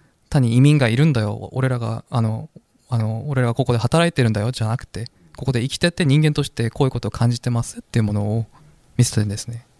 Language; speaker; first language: Japanese; non-native, fluent; Korean